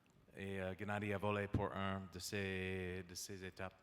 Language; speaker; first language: French; non-native, learner; English